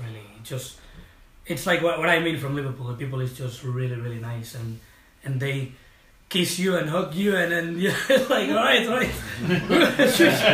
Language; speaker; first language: English; non-native, fluent; Spanish